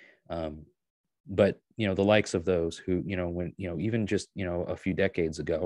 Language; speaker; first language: English; native; English